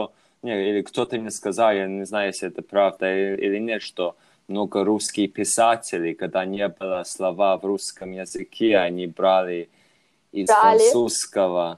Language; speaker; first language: Russian; non-native, fluent; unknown